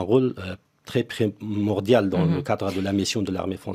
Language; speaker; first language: French; non-native, fluent; Persian